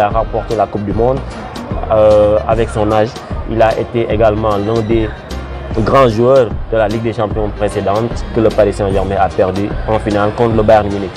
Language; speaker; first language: French; non-native, local second language; Wolof